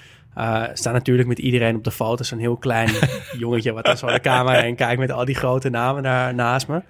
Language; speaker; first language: Dutch; native; Dutch